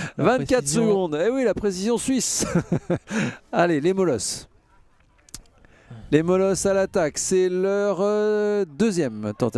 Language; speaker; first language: French; native; French